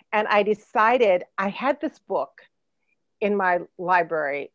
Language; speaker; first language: English; native; English